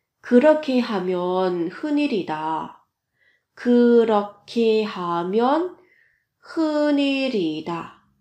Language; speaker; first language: Korean; non-native, fluent; Vietnamese